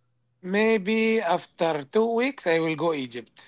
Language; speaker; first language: English; non-native, learner; Arabic